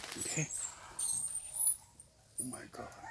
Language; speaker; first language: English; non-native, learner; Khmer